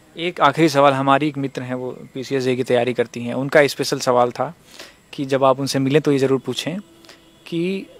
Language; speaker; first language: Hindi; native; Hindi